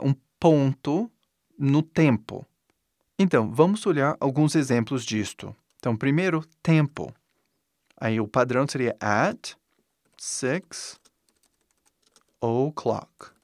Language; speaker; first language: Portuguese; non-native, fluent; English